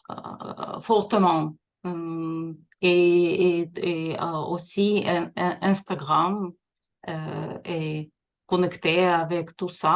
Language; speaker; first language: French; non-native, learner; Russian